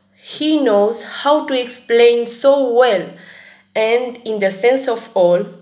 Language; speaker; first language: English; non-native, fluent; Romanian